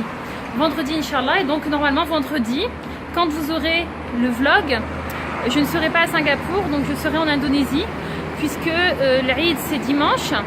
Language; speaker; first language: French; native; French